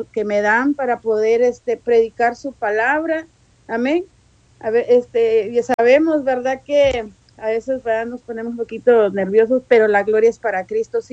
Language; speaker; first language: Spanish; native; Spanish